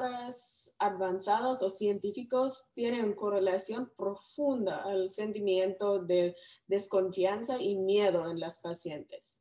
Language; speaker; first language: Spanish; non-native, learner; English